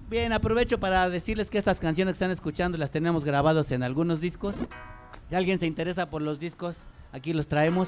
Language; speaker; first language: Spanish; native; Spanish